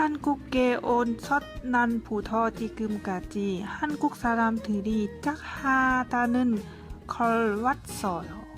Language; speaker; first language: Korean; non-native, learner; Vietnamese